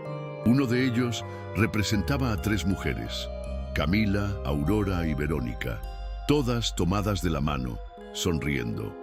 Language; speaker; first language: Spanish; native; Spanish